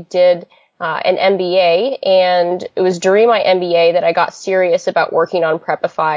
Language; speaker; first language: English; native; English